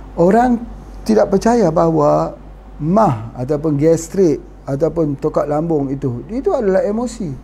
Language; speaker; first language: Malay; native; Malay